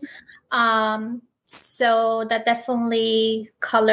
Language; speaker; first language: English; non-native, fluent; Armenian